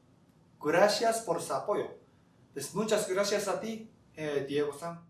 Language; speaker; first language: Spanish; non-native, fluent; Japanese